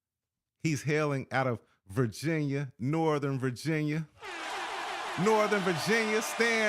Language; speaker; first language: English; native; English